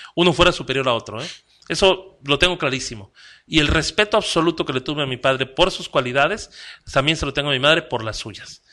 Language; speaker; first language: Spanish; native; Spanish